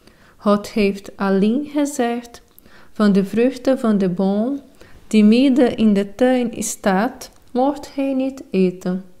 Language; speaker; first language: Dutch; non-native, fluent; Portuguese